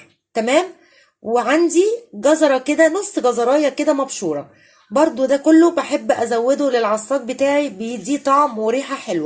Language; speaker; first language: Arabic; native; Arabic